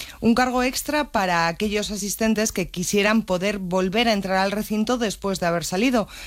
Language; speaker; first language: Spanish; native; Spanish